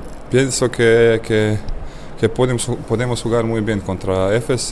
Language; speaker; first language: Spanish; non-native, learner; Bosnian